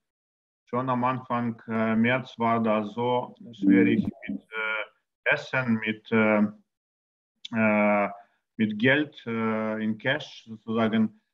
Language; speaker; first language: German; non-native, learner; Russian